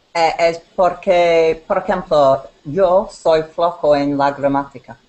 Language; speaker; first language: Spanish; non-native, learner; English